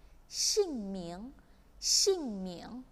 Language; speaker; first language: Chinese; non-native, fluent; Indonesian